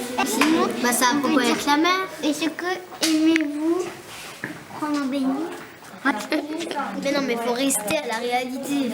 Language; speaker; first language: French; native; French